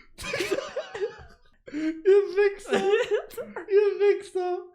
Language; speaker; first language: German; native; German